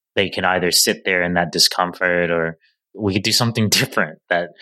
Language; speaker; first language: English; native; English